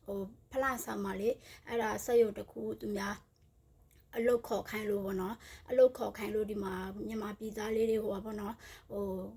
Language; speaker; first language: Burmese; native; Burmese